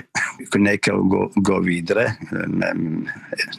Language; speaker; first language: Norwegian; non-native, learner; Arabic